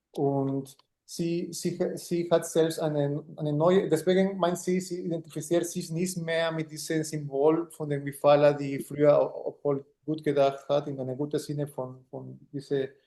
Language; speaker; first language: German; non-native, fluent; Spanish